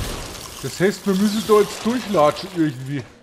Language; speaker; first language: German; native; German